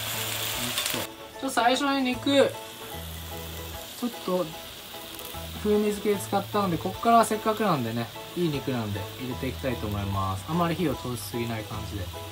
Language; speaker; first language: Japanese; native; Japanese